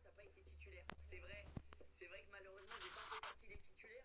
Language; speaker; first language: French; native; French